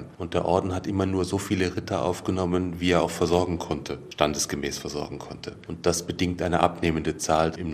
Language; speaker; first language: German; native; German